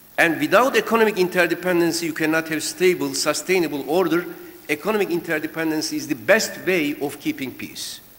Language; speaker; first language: English; non-native, fluent; Turkish